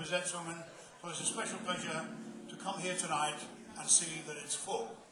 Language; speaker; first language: English; native; English